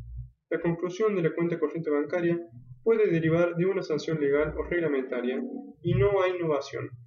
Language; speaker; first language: Spanish; native; Spanish